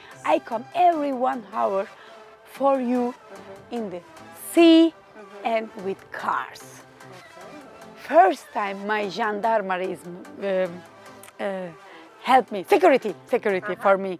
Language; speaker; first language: English; non-native, learner; Turkish